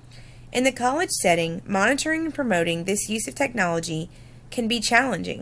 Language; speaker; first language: English; native; English